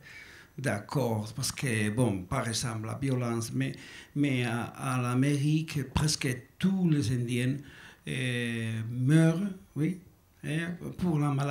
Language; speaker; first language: French; non-native, learner; Basque